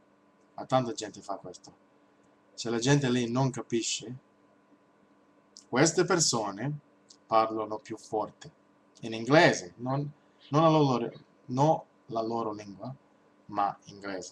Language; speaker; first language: Italian; non-native, learner; English